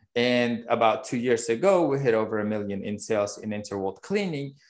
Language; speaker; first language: English; non-native, fluent; Uzbek